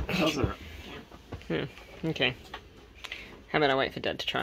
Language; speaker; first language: English; native; English